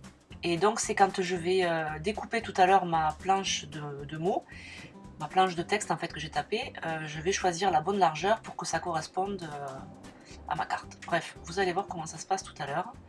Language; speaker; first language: French; native; French